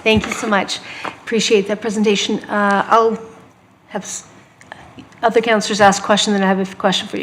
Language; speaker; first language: English; native; English